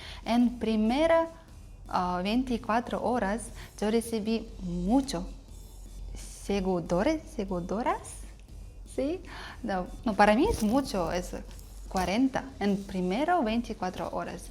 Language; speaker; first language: Spanish; non-native, learner; Russian